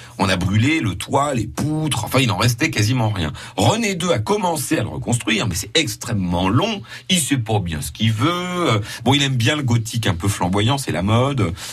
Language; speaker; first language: French; native; French